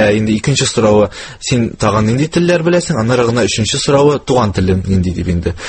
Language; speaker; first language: Tatar; native; Tatar